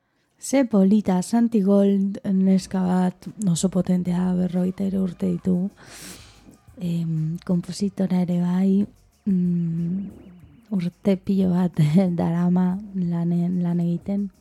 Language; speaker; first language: Basque; non-native, learner; Spanish